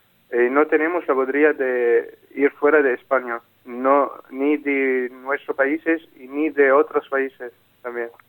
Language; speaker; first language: Spanish; non-native, learner; Arabic